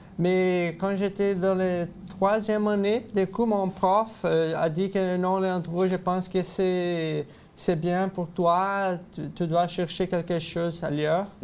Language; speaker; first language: French; non-native, fluent; Portuguese